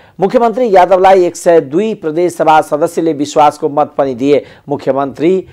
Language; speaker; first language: Nepali; non-native, local second language; Maithili